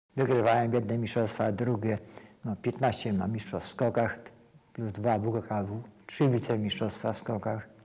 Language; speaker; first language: Polish; native; Polish